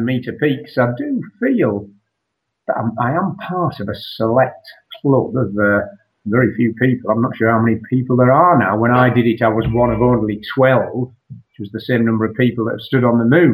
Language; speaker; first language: English; native; English